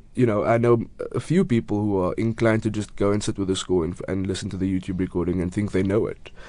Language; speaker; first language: English; native; English